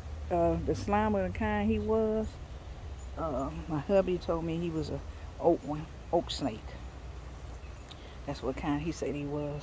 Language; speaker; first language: English; native; English